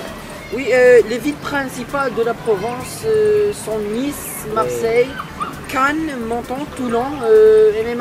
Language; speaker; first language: French; non-native, learner; English